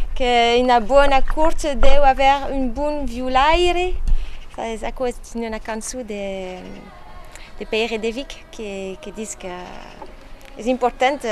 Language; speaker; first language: Occitan; non-native, local second language; French